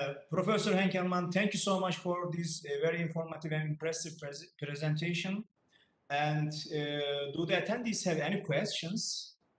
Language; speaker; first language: English; non-native, fluent; Turkish